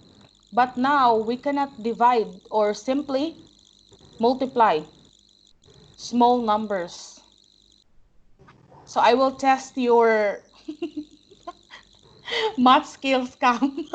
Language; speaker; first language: English; non-native, fluent; Filipino